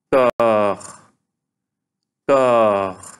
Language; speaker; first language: German; non-native, fluent; Arabic